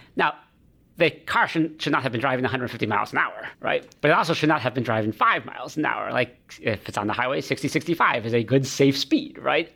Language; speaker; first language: English; native; English